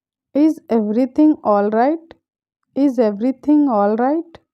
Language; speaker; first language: English; non-native, fluent; Hindi